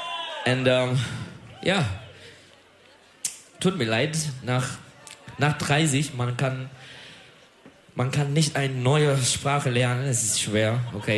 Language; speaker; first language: German; non-native, learner; Turkish